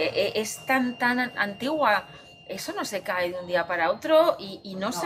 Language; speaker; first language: Spanish; native; Spanish